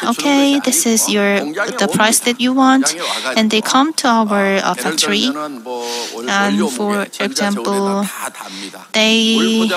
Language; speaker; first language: English; non-native, fluent; Korean